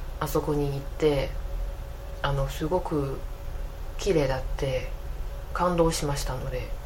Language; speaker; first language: Japanese; non-native, fluent; Chinese